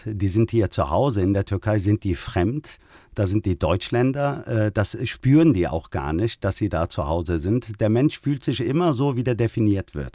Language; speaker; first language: German; early bilingual, other home language; Turkish